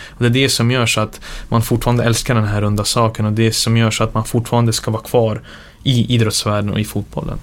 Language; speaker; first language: Swedish; early bilingual, other home language; Serbian